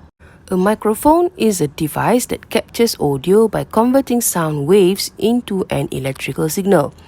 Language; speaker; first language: English; non-native, local second language; Malay